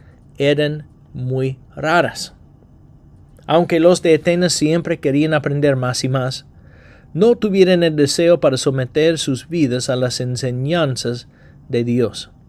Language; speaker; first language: Spanish; non-native, fluent; English